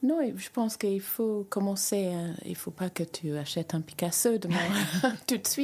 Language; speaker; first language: French; native; French